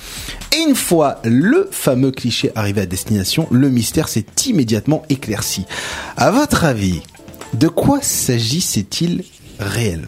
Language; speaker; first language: French; native; French